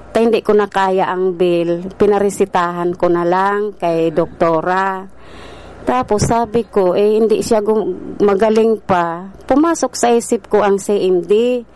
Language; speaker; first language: Filipino; non-native, local second language; Bikol